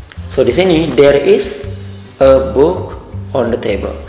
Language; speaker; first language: English; non-native, fluent; Indonesian